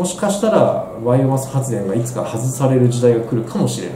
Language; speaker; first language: Japanese; native; Japanese